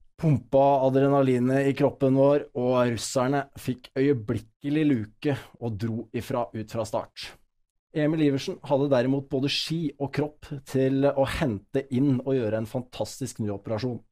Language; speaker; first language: Norwegian; native; Norwegian